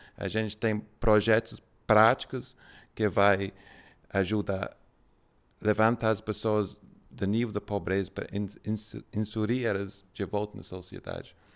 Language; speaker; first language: Portuguese; non-native, fluent; English